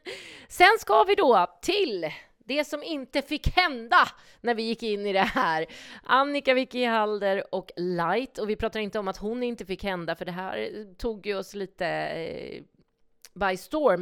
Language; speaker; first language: Swedish; native; Swedish